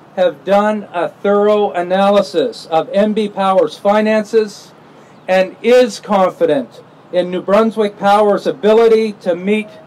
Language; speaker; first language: English; native; English